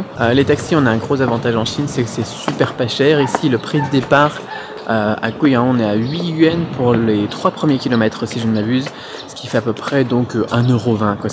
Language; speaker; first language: French; native; French